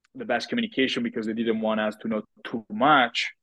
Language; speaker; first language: English; non-native, fluent; Italian